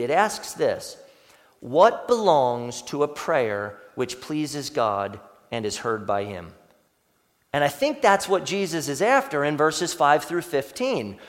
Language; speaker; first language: English; native; English